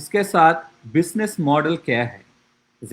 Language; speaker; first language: Hindi; non-native, local second language; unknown